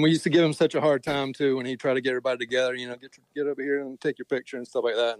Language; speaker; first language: English; native; English